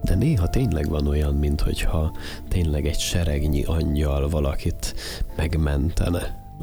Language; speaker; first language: Hungarian; native; Hungarian